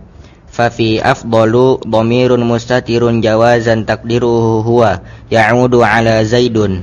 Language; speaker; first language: Arabic; non-native, learner; Indonesian